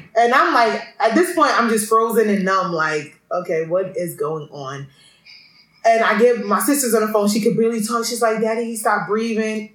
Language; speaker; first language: English; early bilingual, other home language; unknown